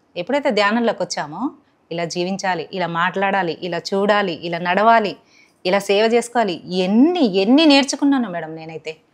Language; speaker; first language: Telugu; non-native, local second language; Hindi